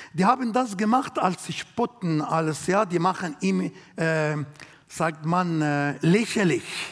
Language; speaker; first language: German; non-native, learner; Arabic